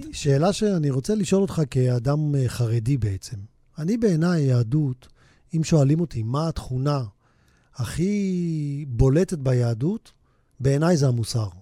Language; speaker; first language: Hebrew; native; Hebrew